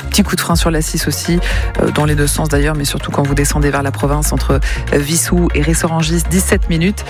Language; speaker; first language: French; native; French